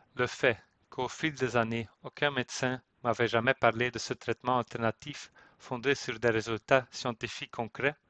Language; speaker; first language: French; non-native, fluent; Dutch